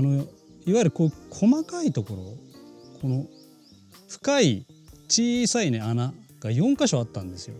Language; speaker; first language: Japanese; native; Japanese